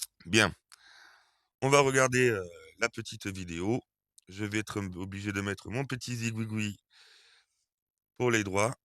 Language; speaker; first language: French; native; French